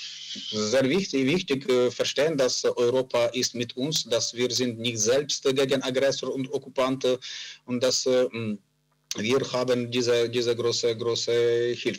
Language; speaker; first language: German; non-native, learner; Ukrainian